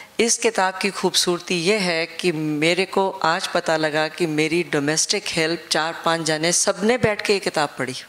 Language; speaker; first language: Hindi; native; Hindi